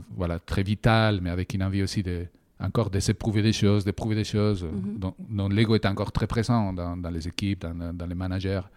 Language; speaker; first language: French; non-native, fluent; Spanish